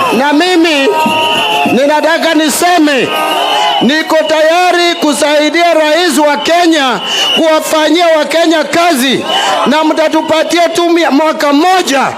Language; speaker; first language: Swahili; non-native, local second language; Luo (Kenya and Tanzania)